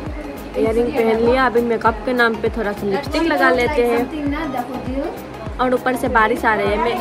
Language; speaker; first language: Hindi; non-native, local second language; Assamese